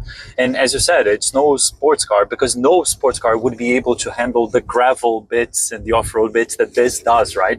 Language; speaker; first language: English; native; English